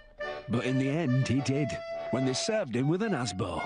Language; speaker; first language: English; native; English